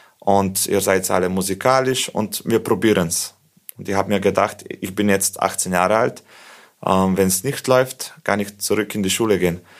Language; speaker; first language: German; non-native, fluent; Slovenian